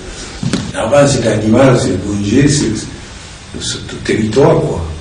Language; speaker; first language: French; non-native, learner; Japanese